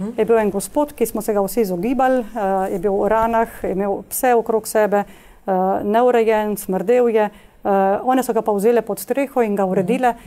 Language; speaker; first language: Slovenian; early bilingual, heritage; Slovenian